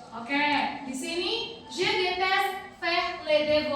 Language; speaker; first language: French; non-native, learner; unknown